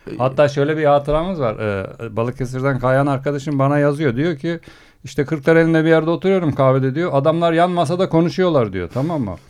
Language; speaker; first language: Turkish; early bilingual, heritage; Turkish